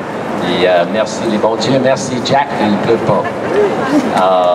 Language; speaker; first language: French; non-native, local second language; English